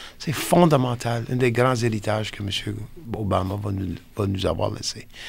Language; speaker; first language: French; non-native, local second language; English